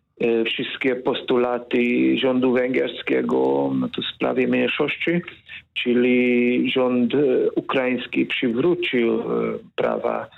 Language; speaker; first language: Polish; non-native, fluent; Hungarian